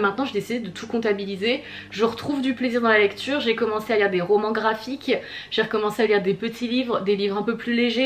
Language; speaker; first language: French; native; French